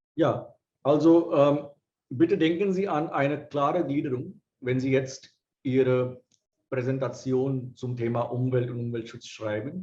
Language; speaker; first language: German; non-native, fluent; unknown